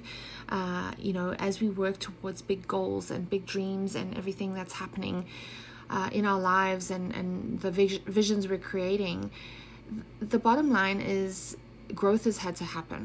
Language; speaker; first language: English; native; English